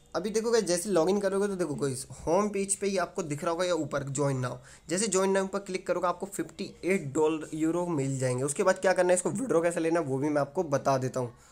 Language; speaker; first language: Hindi; native; Hindi